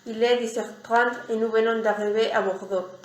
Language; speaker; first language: French; non-native, learner; Spanish